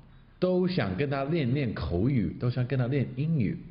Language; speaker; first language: Chinese; non-native, fluent; English